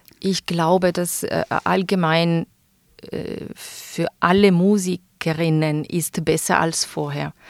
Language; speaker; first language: German; non-native, fluent; Italian